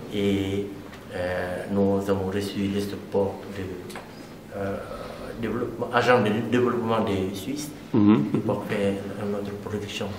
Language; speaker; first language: French; non-native, learner; Lao